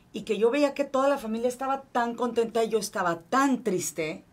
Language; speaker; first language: Spanish; native; Spanish